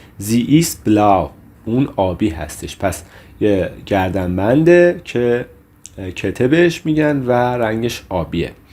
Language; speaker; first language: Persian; native; Persian